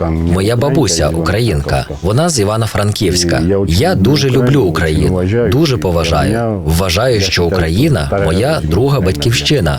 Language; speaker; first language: Ukrainian; non-native, fluent; Georgian